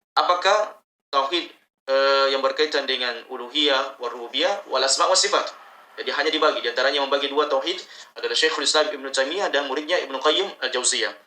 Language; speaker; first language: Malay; native; Malay